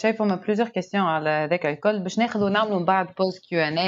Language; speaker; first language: French; non-native, local second language; Arabic